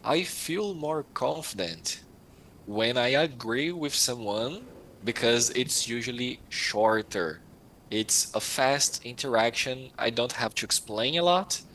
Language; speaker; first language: English; non-native, fluent; Portuguese